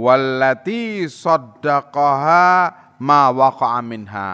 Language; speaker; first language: Arabic; non-native, fluent; Indonesian